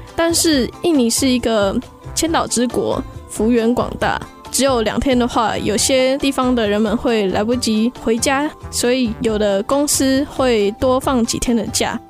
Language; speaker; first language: Chinese; early bilingual, other home language; Indonesian